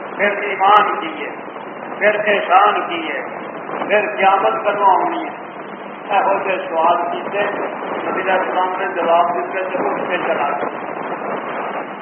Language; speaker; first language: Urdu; non-native, local second language; Punjabi